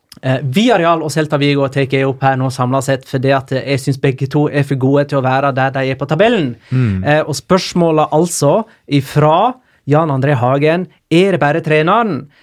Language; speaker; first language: Norwegian; native; Norwegian